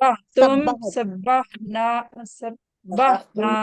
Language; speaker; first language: Arabic; non-native, learner; Urdu